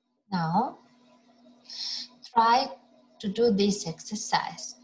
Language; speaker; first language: English; non-native, fluent; Ukrainian